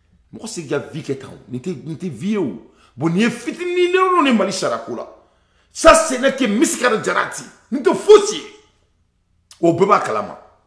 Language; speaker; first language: French; non-native, local second language; Bambara